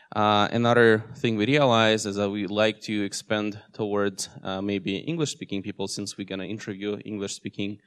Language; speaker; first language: English; non-native, fluent; Russian